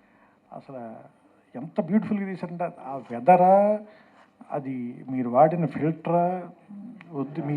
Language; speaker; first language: Telugu; native; Telugu